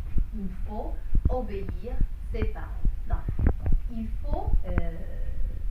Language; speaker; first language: French; non-native, local second language; Arabic